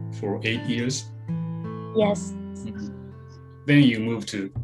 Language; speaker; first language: English; non-native, learner; Japanese